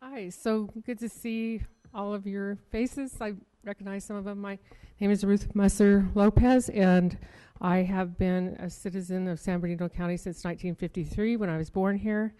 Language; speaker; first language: English; native; English